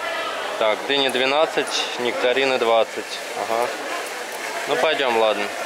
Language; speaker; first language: Russian; native; Russian